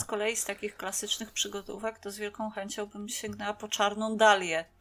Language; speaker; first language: Polish; native; Polish